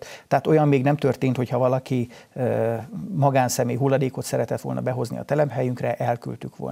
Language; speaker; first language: Hungarian; native; Hungarian